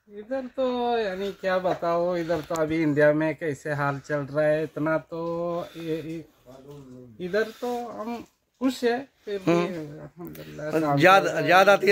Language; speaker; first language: Hindi; non-native, local second language; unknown